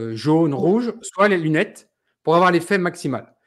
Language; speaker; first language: French; native; French